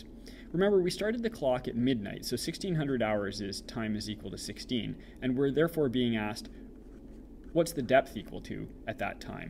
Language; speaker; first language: English; native; English